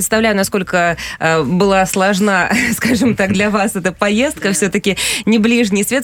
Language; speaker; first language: Russian; native; Russian